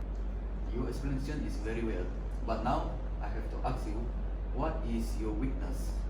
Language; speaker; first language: English; non-native, learner; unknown